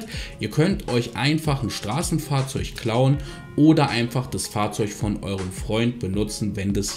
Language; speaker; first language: German; native; German